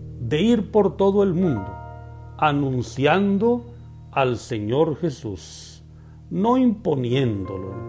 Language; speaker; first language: Spanish; native; Spanish